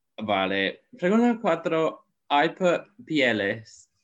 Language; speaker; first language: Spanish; non-native, learner; English